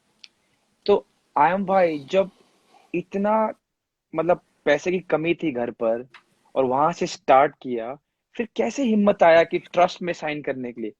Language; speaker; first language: Hindi; native; Hindi